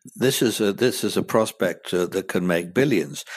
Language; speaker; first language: English; native; English